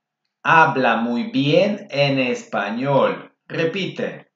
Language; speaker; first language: Spanish; non-native, fluent; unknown